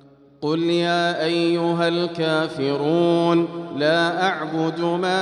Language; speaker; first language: Arabic; native; Arabic